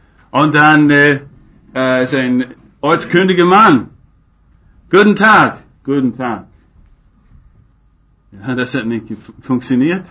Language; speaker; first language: German; non-native, fluent; English